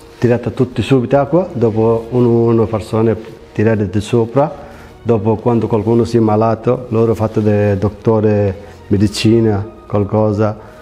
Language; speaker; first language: Italian; non-native, learner; Bangla